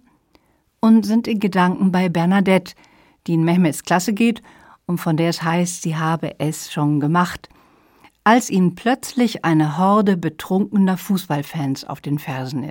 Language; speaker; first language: German; native; German